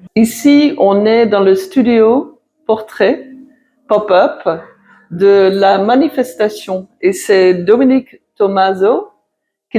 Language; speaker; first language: French; non-native, fluent; Dutch